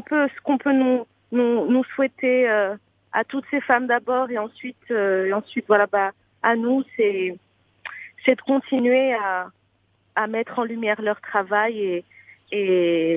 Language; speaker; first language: French; non-native, local second language; Arabic